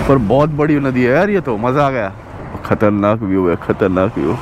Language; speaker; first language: Hindi; non-native, local second language; Marathi